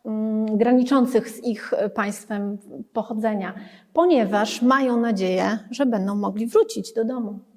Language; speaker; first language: Polish; early bilingual, other home language; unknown